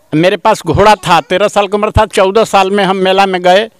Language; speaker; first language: Hindi; native; Hindi